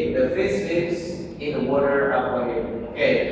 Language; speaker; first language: English; non-native, local second language; Indonesian